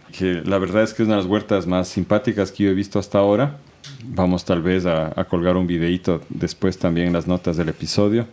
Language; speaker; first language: Spanish; native; Spanish